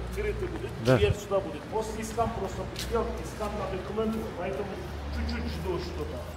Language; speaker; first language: Russian; non-native, learner; Turkish